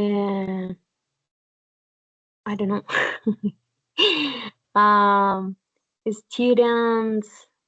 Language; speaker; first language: English; non-native, learner; Spanish